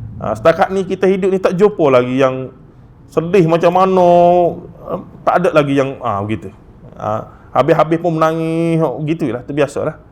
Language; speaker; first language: Malay; native; Malay